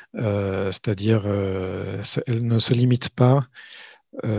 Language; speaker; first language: French; native; French